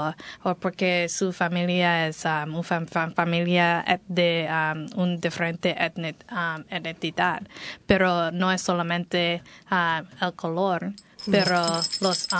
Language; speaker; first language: Spanish; non-native, learner; English